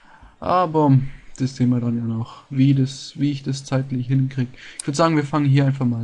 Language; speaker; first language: German; native; German